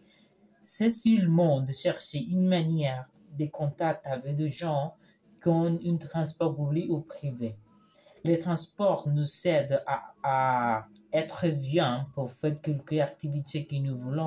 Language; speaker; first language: French; non-native, learner; Spanish